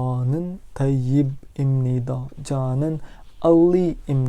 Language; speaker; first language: Korean; non-native, learner; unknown